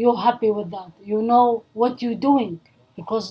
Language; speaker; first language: English; non-native, learner; Arabic